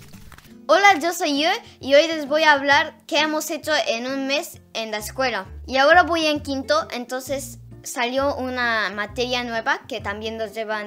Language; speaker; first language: Spanish; early bilingual, heritage; Spanish